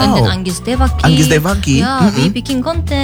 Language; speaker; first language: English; non-native, learner; Korean